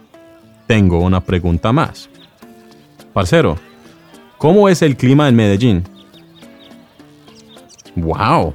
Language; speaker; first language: Spanish; non-native, fluent; English